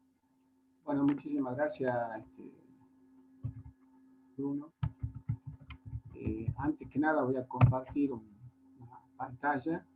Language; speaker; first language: Spanish; native; Spanish